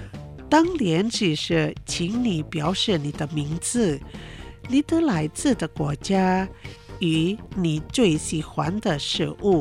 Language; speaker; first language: Chinese; non-native, fluent; Indonesian